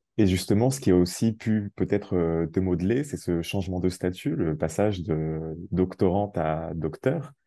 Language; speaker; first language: French; native; French